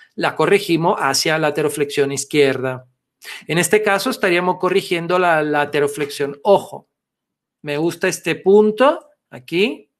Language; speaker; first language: Spanish; non-native, fluent; Italian